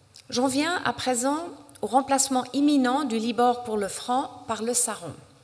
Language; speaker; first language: French; native; French